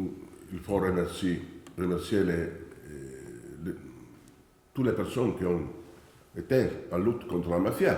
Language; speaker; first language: French; non-native, fluent; Italian